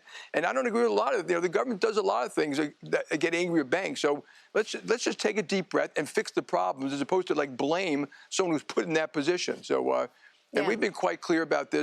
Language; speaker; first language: English; native; English